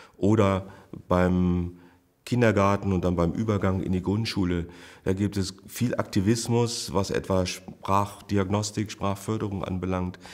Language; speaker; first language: German; native; German